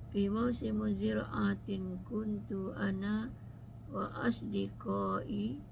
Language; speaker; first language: Arabic; non-native, learner; Malay